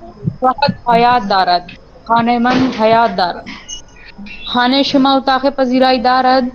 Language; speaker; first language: Persian; non-native, learner; Urdu